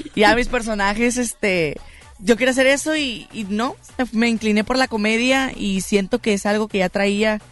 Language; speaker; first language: Spanish; native; Spanish